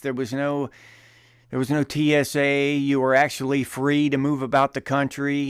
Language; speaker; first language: English; native; English